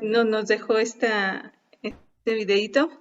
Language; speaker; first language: Spanish; native; Spanish